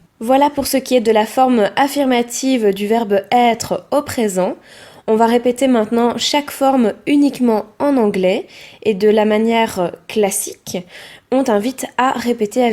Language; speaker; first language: French; native; French